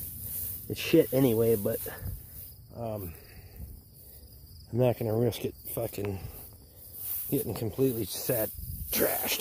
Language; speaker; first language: English; native; English